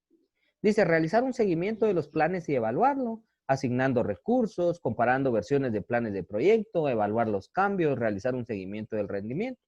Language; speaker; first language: Spanish; native; Spanish